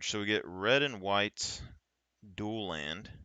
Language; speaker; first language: English; native; English